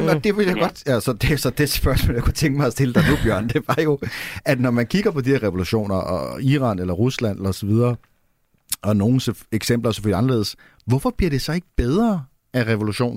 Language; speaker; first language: Danish; native; Danish